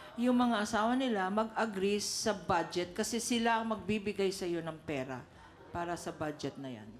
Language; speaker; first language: Filipino; native; Filipino